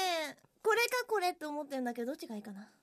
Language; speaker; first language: Japanese; native; Japanese